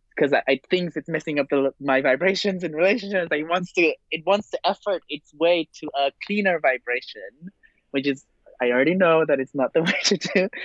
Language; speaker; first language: English; non-native, fluent; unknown